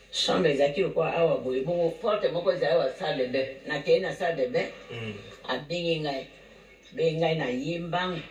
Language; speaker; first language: Lingala; non-native, local second language; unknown